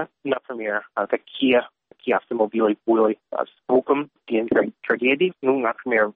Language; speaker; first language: Russian; non-native, learner; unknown